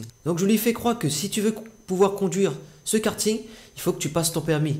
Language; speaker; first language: French; native; French